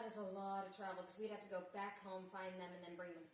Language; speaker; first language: English; native; English